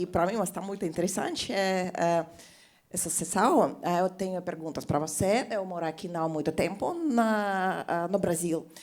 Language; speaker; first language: Portuguese; non-native, fluent; Russian